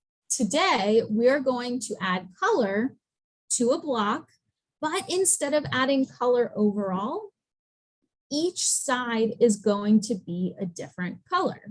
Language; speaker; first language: English; native; English